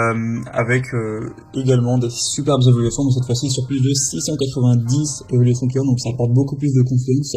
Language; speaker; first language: French; native; French